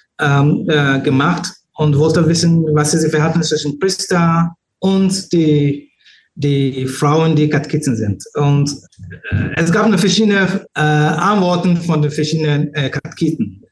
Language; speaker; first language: German; non-native, learner; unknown